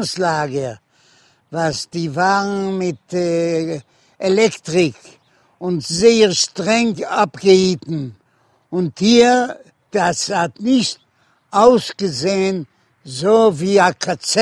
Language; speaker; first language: German; non-native, fluent; Yiddish